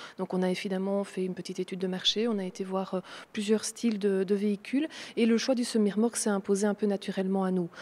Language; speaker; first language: French; native; French